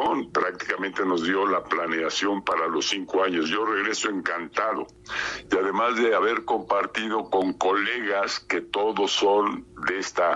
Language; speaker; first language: Spanish; native; Spanish